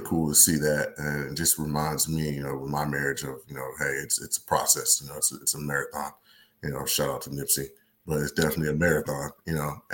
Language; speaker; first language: English; native; English